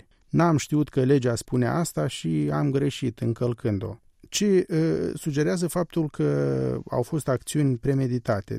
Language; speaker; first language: Romanian; native; Romanian